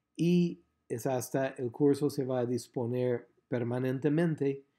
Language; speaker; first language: Spanish; non-native, fluent; English